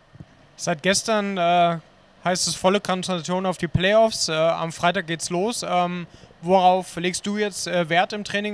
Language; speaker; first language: German; native; German